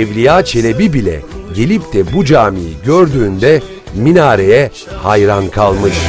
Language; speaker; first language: Turkish; native; Turkish